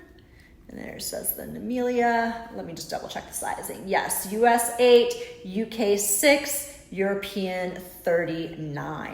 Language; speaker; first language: English; native; English